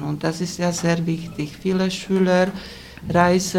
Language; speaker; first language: German; non-native, fluent; Slovak